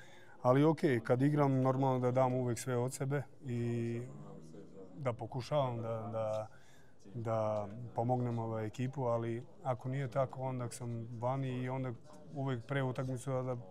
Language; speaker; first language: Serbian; early bilingual, heritage; German